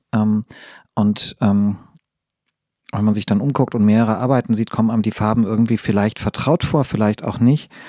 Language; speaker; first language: German; native; German